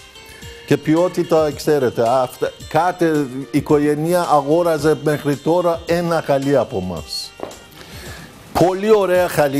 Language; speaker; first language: Greek; non-native, learner; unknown